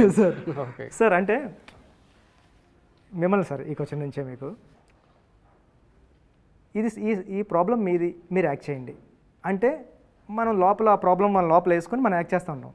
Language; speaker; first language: Telugu; native; Telugu